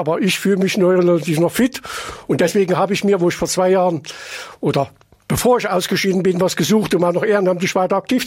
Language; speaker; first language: German; native; German